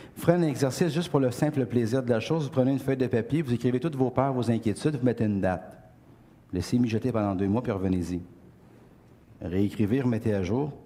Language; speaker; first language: French; native; French